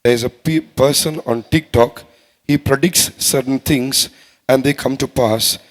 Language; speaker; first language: English; non-native, local second language; Tamil